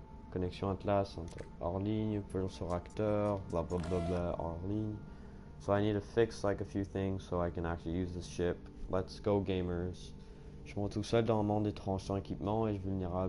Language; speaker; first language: French; early bilingual, heritage; French